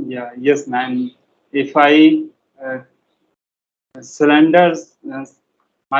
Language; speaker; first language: English; non-native, learner; Hindi